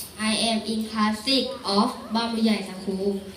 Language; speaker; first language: English; non-native, learner; Thai